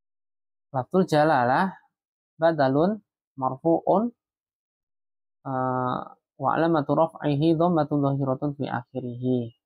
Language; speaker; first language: Arabic; non-native, fluent; Indonesian